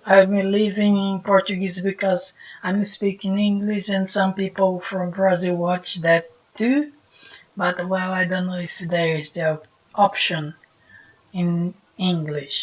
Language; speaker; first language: English; non-native, fluent; Portuguese